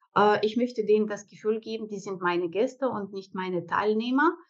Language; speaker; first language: German; non-native, fluent; Russian